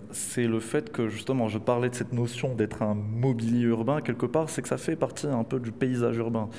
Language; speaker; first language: French; non-native, local second language; Arabic